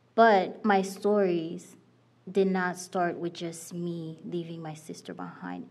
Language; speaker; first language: English; non-native, fluent; Haitian Creole